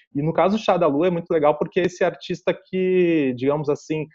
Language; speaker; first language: Portuguese; native; Portuguese